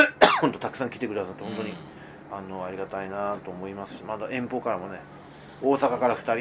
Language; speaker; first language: Japanese; native; Japanese